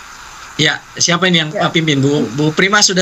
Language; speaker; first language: Indonesian; native; Indonesian